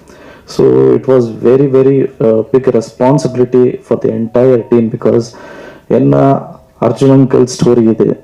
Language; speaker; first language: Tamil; non-native, learner; Kannada